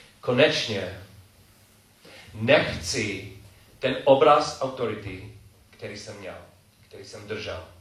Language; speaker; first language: Czech; non-native, fluent; English